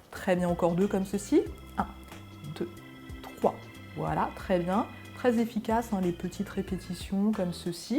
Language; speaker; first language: French; native; French